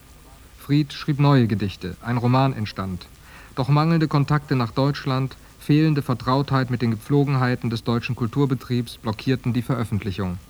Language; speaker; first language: German; native; German